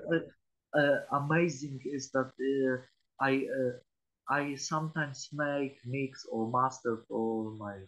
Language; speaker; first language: English; non-native, learner; Polish